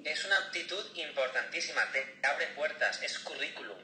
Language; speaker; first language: Spanish; native; Spanish